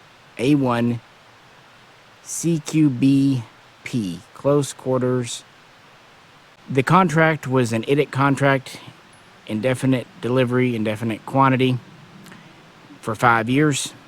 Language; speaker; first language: English; native; English